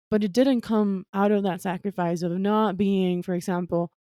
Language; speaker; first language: English; non-native, fluent; Spanish